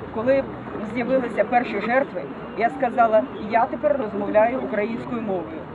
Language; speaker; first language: Ukrainian; native; Ukrainian